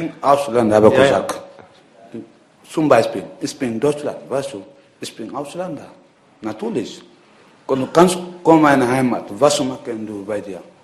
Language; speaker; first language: German; non-native, learner; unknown